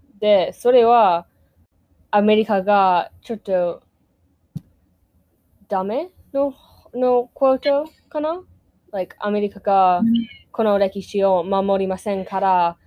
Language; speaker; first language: Japanese; non-native, learner; English